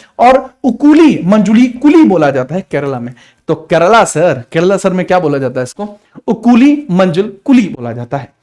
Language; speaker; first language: Hindi; native; Hindi